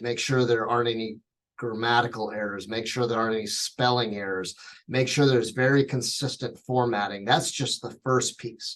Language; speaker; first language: English; native; English